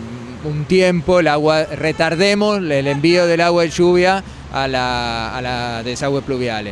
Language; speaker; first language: Spanish; native; Spanish